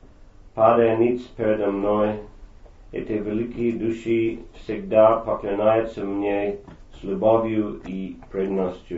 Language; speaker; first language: Russian; non-native, fluent; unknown